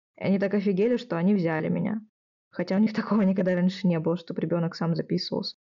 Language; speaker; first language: Russian; native; Russian